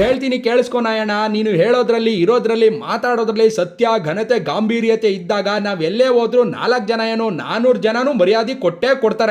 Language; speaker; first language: Kannada; native; Kannada